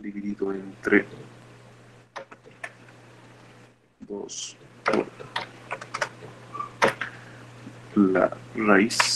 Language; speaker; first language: Spanish; native; Spanish